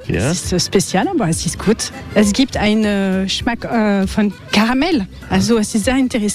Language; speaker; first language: German; non-native, learner; French